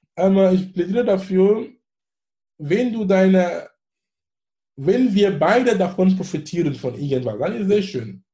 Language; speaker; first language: German; non-native, fluent; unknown